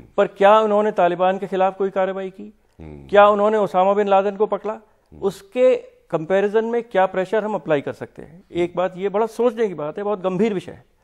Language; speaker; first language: Hindi; native; Hindi